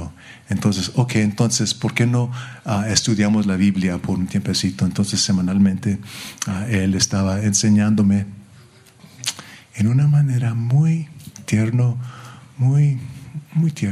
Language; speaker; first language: Spanish; early bilingual, heritage; English